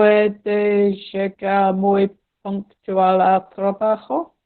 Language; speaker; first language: Spanish; non-native, learner; English